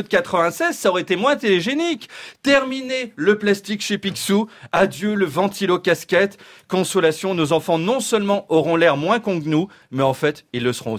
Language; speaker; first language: French; native; French